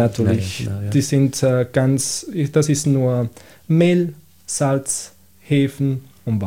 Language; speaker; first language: German; non-native, fluent; Italian